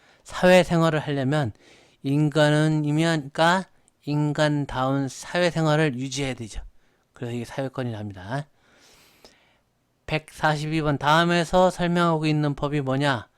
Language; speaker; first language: Korean; native; Korean